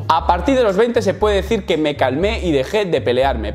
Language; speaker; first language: Spanish; native; Spanish